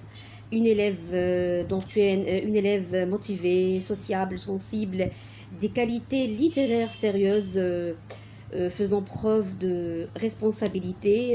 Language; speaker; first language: French; non-native, fluent; Arabic